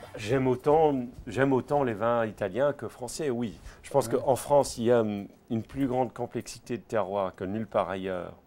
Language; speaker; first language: French; early bilingual, other home language; English